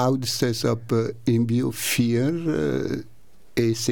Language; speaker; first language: Dutch; non-native, learner; Persian